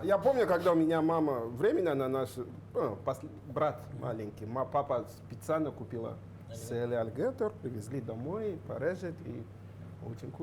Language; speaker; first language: Russian; non-native, learner; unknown